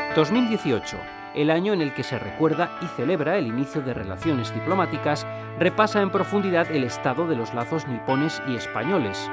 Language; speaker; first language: Spanish; native; Spanish